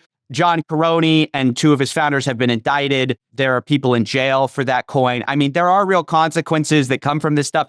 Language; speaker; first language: English; native; English